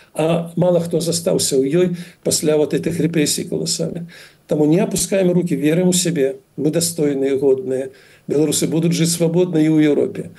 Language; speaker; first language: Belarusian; native; Belarusian